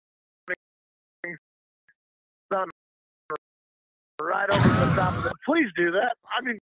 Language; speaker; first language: English; native; English